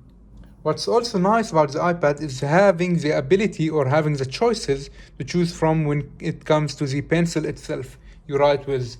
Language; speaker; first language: English; non-native, fluent; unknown